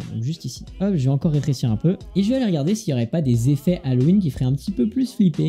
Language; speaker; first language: French; native; French